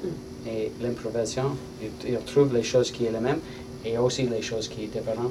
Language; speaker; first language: French; non-native, learner; English